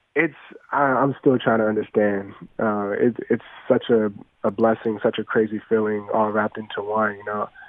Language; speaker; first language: English; native; English